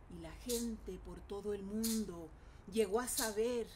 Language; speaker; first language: Spanish; early bilingual, heritage; Spanish